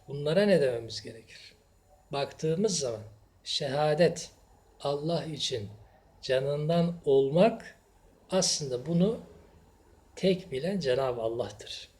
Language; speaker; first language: Turkish; native; Turkish